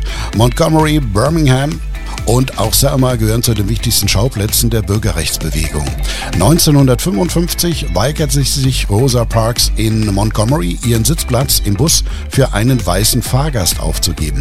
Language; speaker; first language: German; native; German